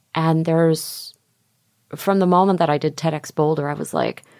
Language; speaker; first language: English; native; English